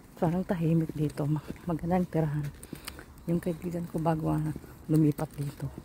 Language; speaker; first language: Filipino; non-native, local second language; Cebuano